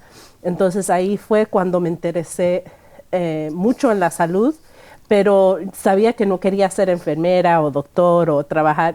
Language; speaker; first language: Spanish; early bilingual, heritage; Spanish